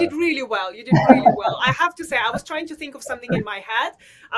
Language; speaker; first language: English; non-native, fluent; Russian